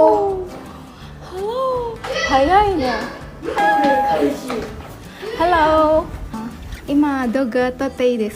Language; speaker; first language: Japanese; non-native, learner; Indonesian